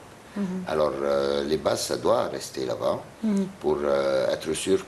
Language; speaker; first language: French; non-native, fluent; Arabic